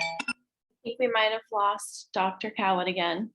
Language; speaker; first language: English; native; English